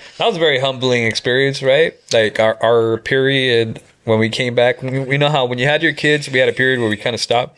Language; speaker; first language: English; early bilingual, other home language; Spanish